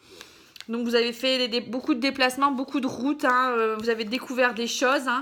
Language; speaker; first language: French; native; French